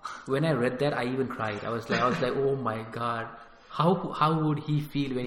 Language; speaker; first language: English; early bilingual, other home language; Tamil